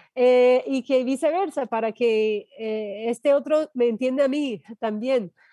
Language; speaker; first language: Spanish; non-native, fluent; English